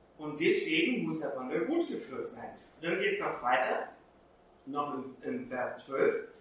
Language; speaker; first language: German; non-native, fluent; Portuguese